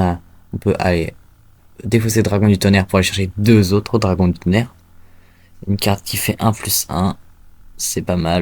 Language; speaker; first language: French; native; French